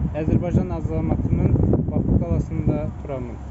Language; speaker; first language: Kazakh; non-native, fluent; Azerbaijani